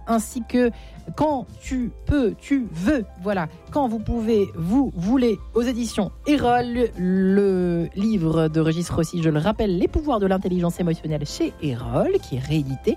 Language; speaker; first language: French; native; French